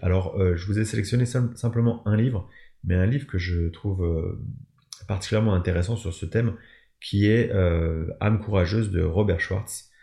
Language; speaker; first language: French; native; French